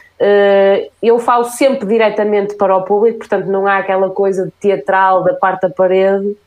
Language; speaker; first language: Portuguese; native; Portuguese